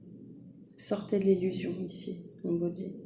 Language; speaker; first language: French; native; French